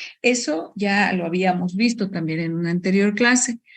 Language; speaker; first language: Spanish; native; Spanish